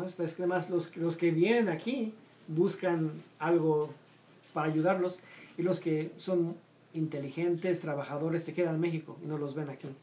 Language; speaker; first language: Spanish; native; Spanish